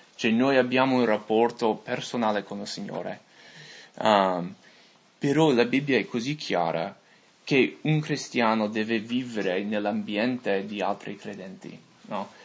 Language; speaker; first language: Italian; non-native, fluent; English